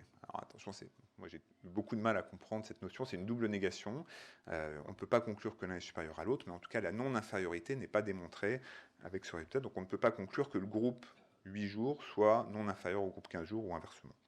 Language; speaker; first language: French; native; French